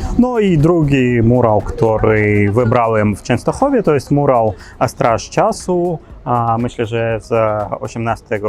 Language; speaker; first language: Polish; non-native, learner; Ukrainian